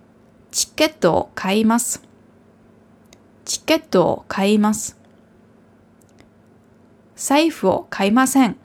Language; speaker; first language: Japanese; non-native, fluent; German